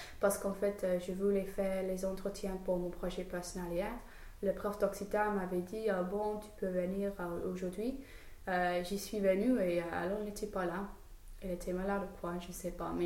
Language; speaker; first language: French; non-native, fluent; English